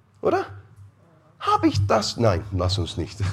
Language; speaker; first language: German; non-native, fluent; English